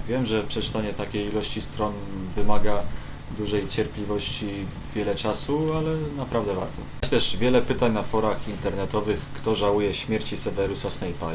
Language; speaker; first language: Polish; native; Polish